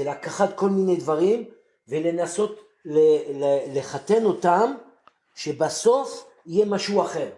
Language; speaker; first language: Hebrew; non-native, fluent; French